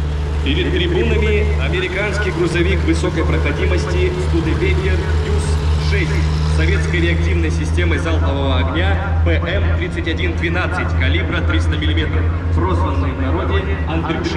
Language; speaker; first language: Russian; native; Russian